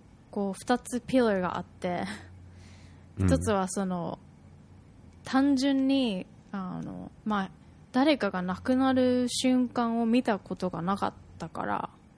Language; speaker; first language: Japanese; early bilingual, heritage; Japanese